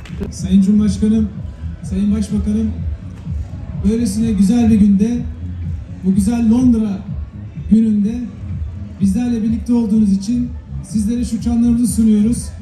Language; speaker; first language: Turkish; native; Turkish